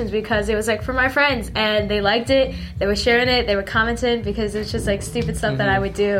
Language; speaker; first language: English; early bilingual, other home language; Min Nan Chinese